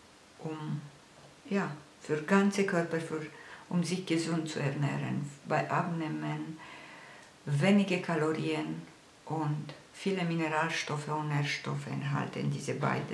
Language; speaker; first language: German; non-native, fluent; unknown